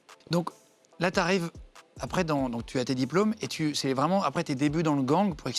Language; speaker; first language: French; native; French